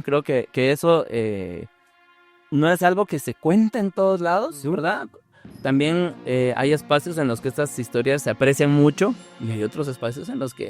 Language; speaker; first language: Spanish; native; Spanish